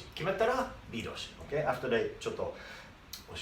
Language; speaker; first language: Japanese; non-native, learner; English